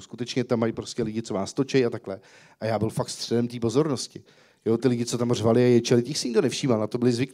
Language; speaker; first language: Czech; native; Czech